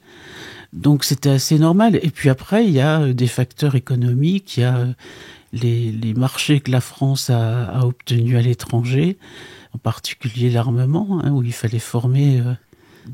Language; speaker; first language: French; native; French